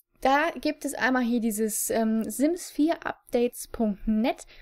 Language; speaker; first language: German; native; German